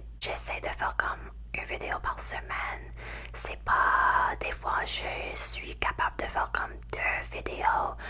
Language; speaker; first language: French; non-native, learner; English